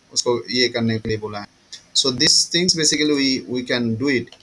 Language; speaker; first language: Hindi; non-native, local second language; Bangla